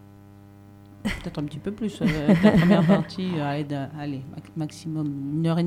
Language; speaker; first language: French; native; French